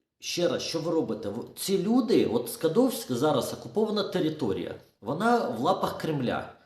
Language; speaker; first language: Ukrainian; non-native, local second language; Russian